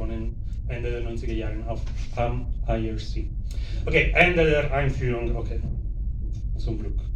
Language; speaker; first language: German; non-native, fluent; Italian